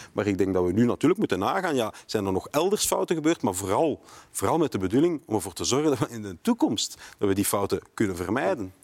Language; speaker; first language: Dutch; native; Dutch